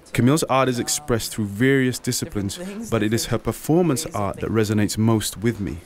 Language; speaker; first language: English; native; English